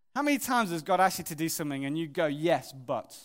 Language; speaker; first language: English; native; English